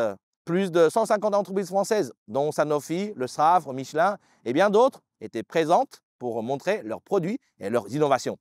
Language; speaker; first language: French; native; French